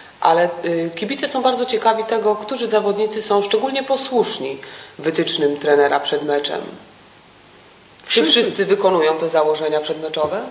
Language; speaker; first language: Polish; native; Polish